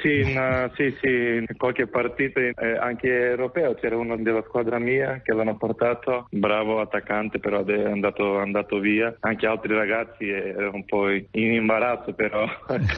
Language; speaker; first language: Italian; non-native, fluent; Macedonian